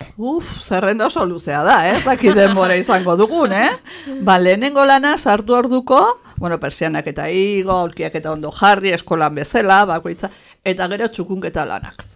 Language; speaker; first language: Basque; native; Basque